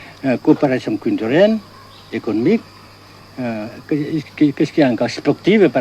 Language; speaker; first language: French; non-native, fluent; Vietnamese